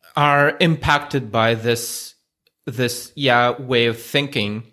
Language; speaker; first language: English; non-native, fluent; Russian